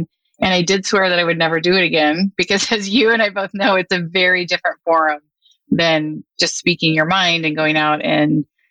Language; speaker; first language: English; native; English